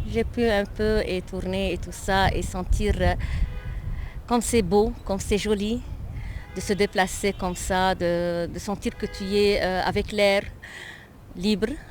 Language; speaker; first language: French; non-native, local second language; Arabic